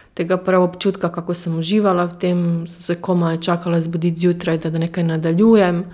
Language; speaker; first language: Slovenian; non-native, fluent; Croatian